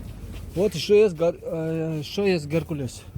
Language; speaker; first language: Russian; non-native, local second language; Kyrgyz